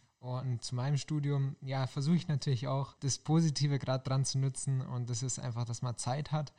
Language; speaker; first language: German; native; German